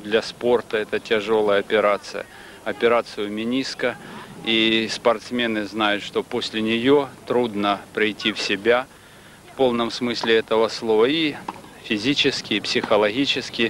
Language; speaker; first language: Russian; native; Russian